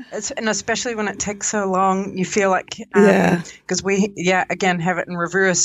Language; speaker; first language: English; native; English